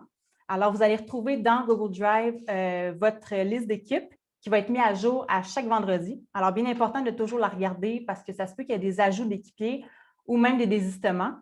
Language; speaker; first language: French; native; French